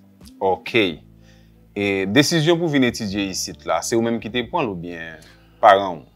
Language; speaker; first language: French; non-native, local second language; Haitian Creole